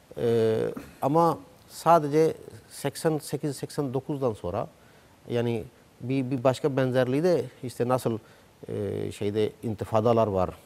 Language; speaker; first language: Turkish; non-native, fluent; Urdu